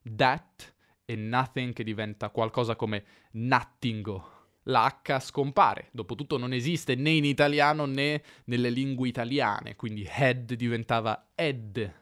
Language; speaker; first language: Italian; native; Italian